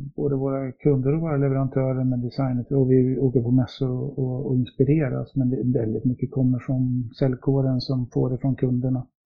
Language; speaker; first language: Swedish; native; Swedish